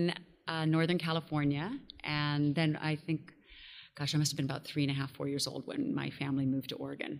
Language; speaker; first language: English; native; English